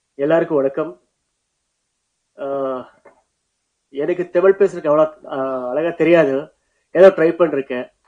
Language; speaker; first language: Tamil; non-native, learner; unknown